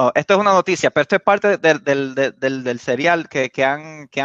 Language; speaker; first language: Spanish; early bilingual, heritage; Spanish